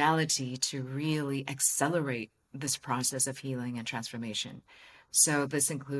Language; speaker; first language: English; non-native, local second language; Cantonese